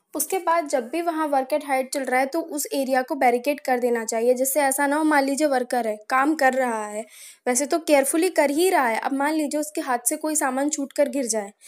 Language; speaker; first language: Hindi; native; Hindi